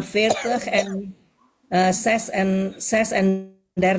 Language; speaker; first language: Dutch; non-native, learner; Indonesian